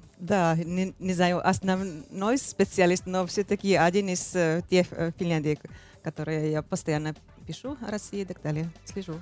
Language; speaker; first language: Russian; non-native, fluent; Finnish